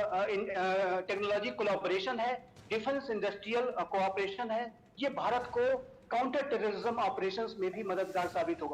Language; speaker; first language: Hindi; native; Hindi